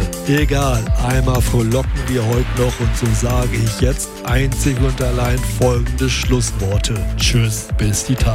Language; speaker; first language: German; native; German